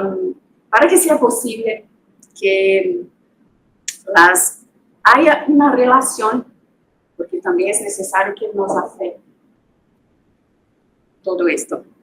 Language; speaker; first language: Spanish; non-native, fluent; Portuguese